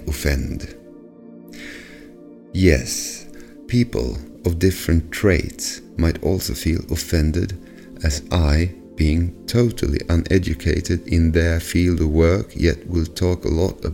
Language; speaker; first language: English; non-native, fluent; Swedish